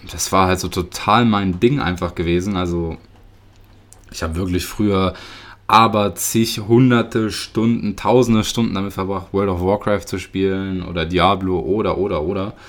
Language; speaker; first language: German; early bilingual, other home language; Russian